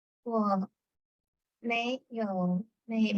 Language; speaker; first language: Chinese; non-native, learner; English